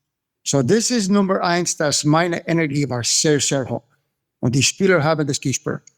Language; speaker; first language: German; non-native, fluent; English